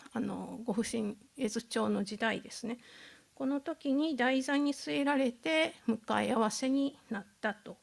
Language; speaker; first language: Japanese; native; Japanese